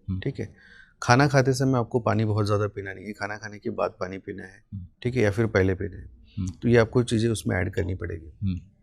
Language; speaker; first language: Hindi; non-native, local second language; Marathi